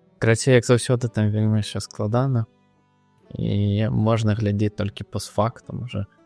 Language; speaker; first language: Belarusian; non-native, local second language; Russian